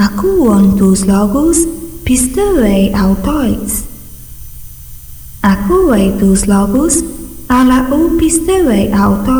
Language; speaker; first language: Greek; non-native, fluent; Portuguese